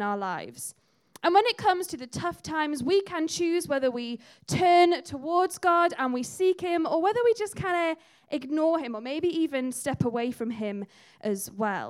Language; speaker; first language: English; native; English